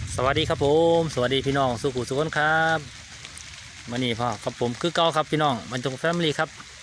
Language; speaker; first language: Thai; native; Thai